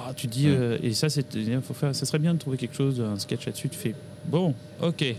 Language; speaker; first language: French; native; French